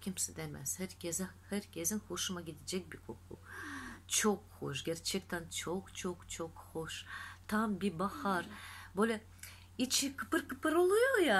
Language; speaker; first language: Turkish; non-native, fluent; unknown